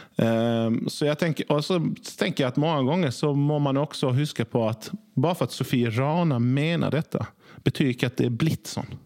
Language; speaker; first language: Norwegian; early bilingual, other home language; Swedish